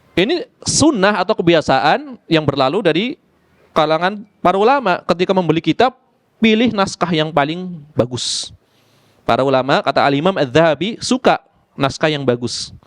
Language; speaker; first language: Indonesian; native; Indonesian